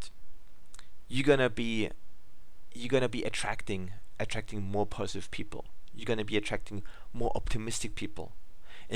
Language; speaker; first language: English; non-native, fluent; German